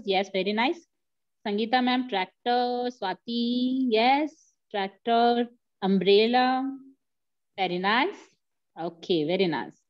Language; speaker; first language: English; non-native, local second language; Marathi